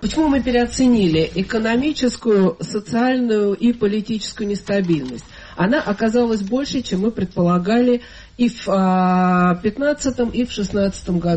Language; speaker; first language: Russian; native; Russian